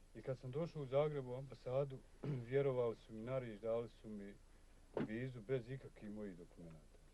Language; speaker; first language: Bosnian; native; Bosnian